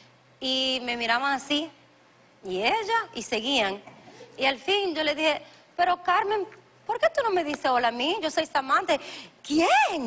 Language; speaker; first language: Spanish; early bilingual, other home language; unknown